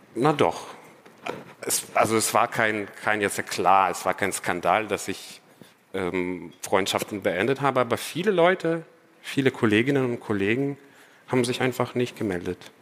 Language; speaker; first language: German; non-native, fluent; Ukrainian